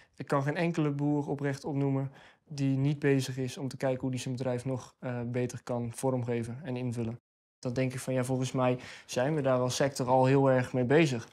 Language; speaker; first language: Dutch; native; Dutch